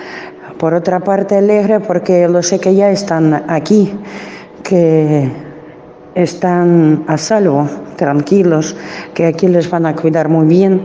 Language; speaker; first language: Spanish; non-native, fluent; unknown